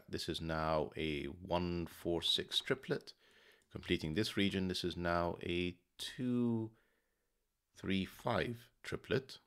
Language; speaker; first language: English; native; English